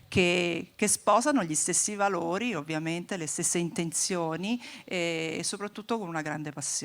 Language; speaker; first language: Italian; native; Italian